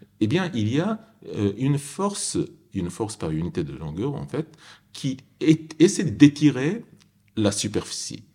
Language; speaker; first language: French; non-native, fluent; Japanese